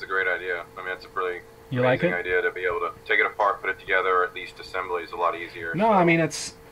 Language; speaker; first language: English; native; English